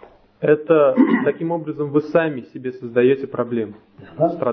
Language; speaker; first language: Russian; native; Russian